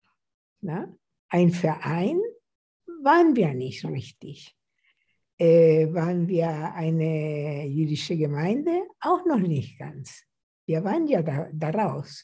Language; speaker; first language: German; non-native, fluent; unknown